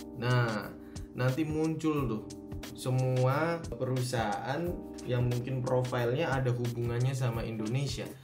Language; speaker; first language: Indonesian; native; Indonesian